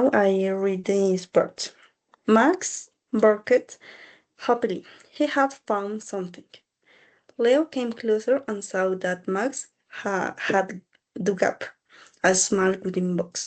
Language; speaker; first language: English; non-native, learner; Spanish